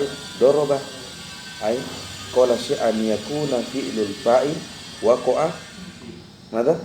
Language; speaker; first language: Arabic; non-native, fluent; Indonesian